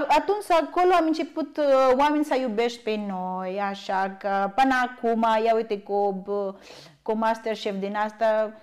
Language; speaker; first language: Romanian; non-native, learner; Filipino